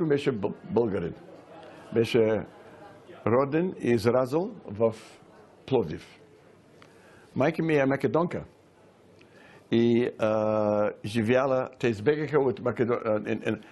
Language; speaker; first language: Bulgarian; early bilingual, heritage; Bulgarian